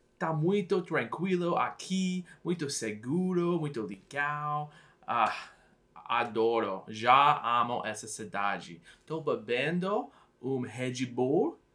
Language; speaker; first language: Portuguese; non-native, learner; Dutch